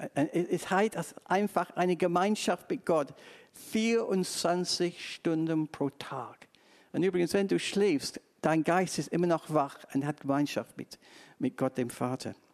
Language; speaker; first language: German; non-native, fluent; English